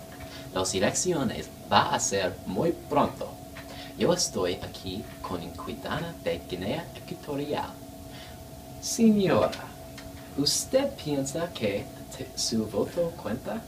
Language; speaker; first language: Spanish; non-native, learner; English